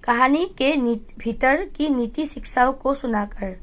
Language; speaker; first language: Hindi; non-native, local second language; Assamese